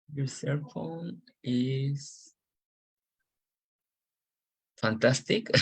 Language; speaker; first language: English; non-native, learner; Spanish